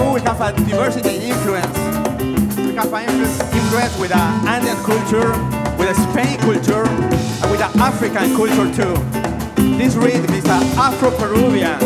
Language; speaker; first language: English; non-native, learner; Spanish